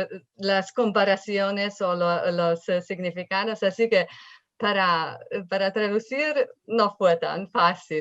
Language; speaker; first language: Spanish; non-native, fluent; Slovenian